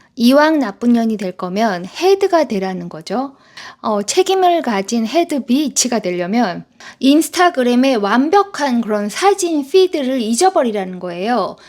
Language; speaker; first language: Korean; native; Korean